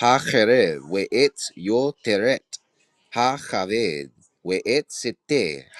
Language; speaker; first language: Hebrew; non-native, learner; English